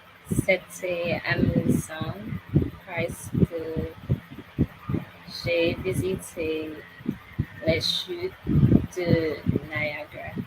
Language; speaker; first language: French; non-native, learner; English